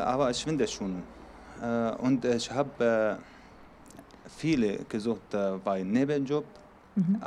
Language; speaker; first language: German; non-native, learner; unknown